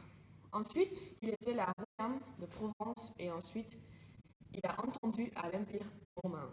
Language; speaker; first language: French; non-native, learner; Dutch